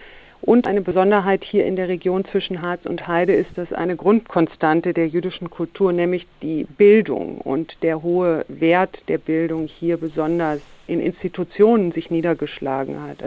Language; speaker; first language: German; native; German